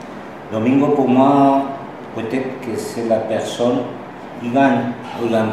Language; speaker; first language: French; non-native, learner; Spanish